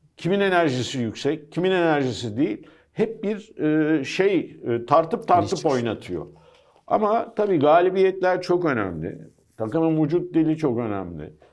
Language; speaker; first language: Turkish; early bilingual, heritage; Turkish